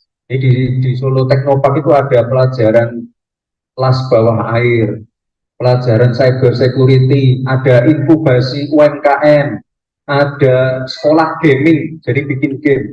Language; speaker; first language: Indonesian; native; Indonesian